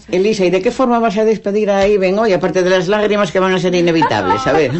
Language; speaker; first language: Spanish; native; Spanish